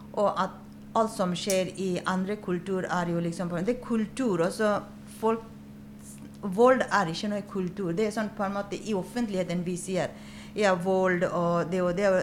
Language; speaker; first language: Norwegian; non-native, fluent; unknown